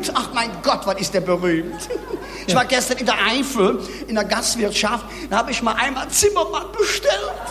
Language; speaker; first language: German; native; German